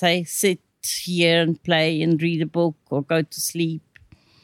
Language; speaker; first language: English; non-native, fluent; Swiss German